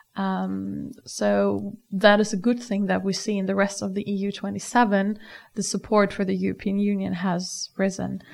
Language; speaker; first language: English; non-native, fluent; German